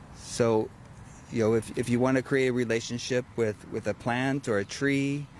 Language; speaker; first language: English; native; English